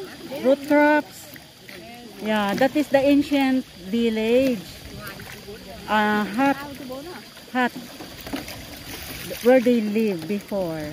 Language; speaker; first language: English; non-native, local second language; Filipino